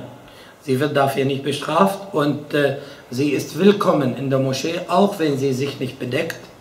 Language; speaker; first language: German; non-native, fluent; Arabic